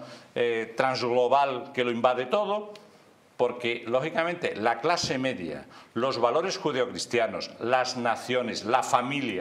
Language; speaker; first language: Spanish; native; Spanish